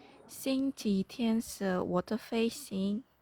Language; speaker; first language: Chinese; non-native, learner; Indonesian